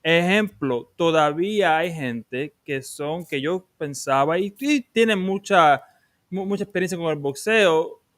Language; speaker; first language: Spanish; early bilingual, other home language; English